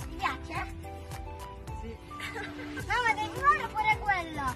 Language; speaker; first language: Italian; early bilingual, other home language; Filipino